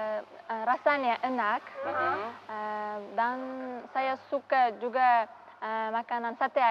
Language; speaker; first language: Indonesian; non-native, learner; Uzbek